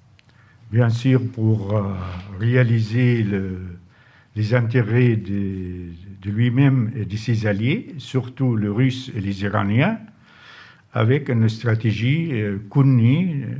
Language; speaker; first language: French; non-native, fluent; Arabic